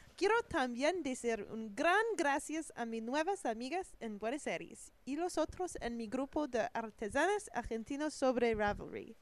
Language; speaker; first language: Spanish; non-native, learner; English